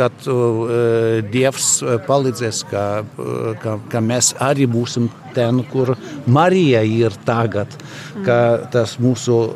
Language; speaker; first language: Latvian; non-native, learner; Lithuanian